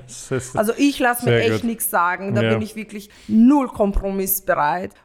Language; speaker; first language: German; early bilingual, other home language; Romanian